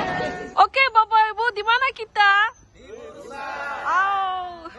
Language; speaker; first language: Indonesian; non-native, learner; Turkish